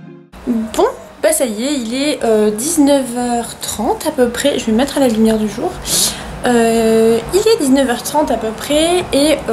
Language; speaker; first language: French; native; French